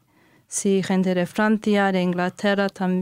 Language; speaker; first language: Spanish; non-native, fluent; English